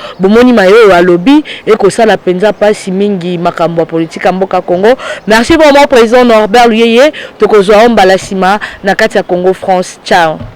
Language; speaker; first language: Lingala; native; Lingala